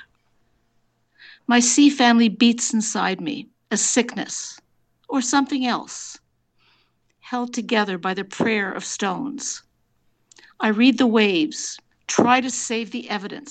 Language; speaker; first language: English; native; English